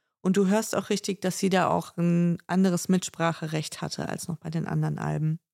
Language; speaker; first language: German; native; German